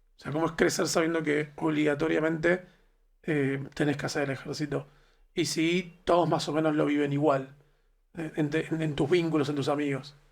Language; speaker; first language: Spanish; native; Spanish